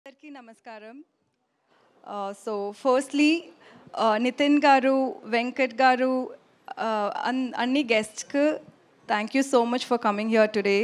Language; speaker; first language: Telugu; non-native, learner; Tamil